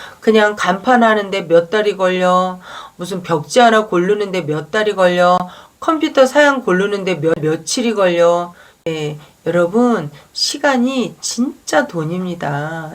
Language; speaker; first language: Korean; native; Korean